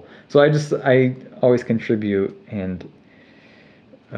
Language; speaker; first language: English; native; English